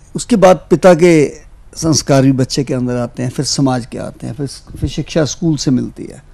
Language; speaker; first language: Hindi; native; Hindi